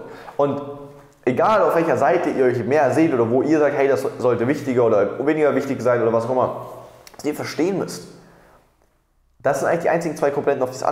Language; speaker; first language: German; native; German